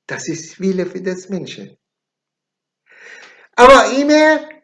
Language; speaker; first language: German; non-native, learner; Persian